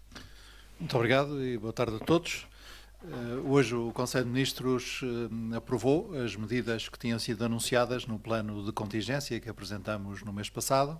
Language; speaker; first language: Portuguese; native; Portuguese